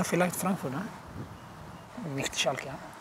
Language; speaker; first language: German; non-native, learner; Swedish